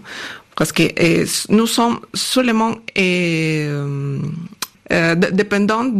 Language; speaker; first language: French; non-native, learner; Spanish